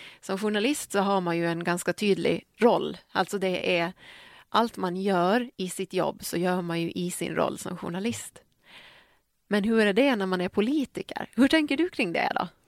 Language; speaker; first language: Swedish; native; Swedish